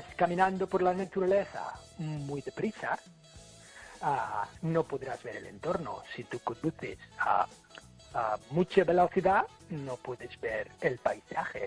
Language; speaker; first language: Spanish; non-native, fluent; English